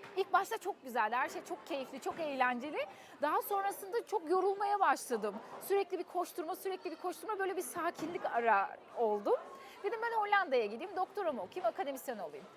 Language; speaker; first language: Turkish; early bilingual, heritage; Turkish